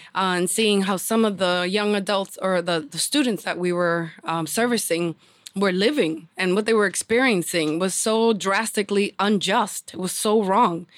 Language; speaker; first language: English; early bilingual, other home language; Spanish